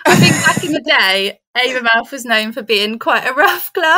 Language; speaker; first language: English; native; English